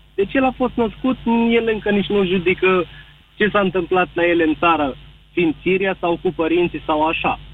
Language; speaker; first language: Romanian; early bilingual, heritage; Arabic